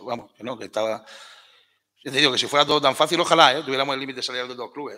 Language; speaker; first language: Spanish; native; Spanish